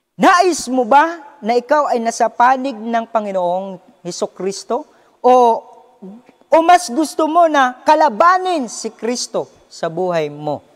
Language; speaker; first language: Filipino; native; Filipino